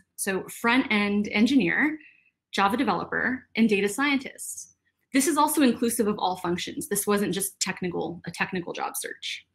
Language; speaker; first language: English; native; English